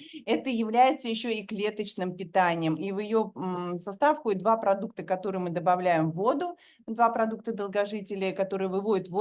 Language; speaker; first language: Russian; native; Russian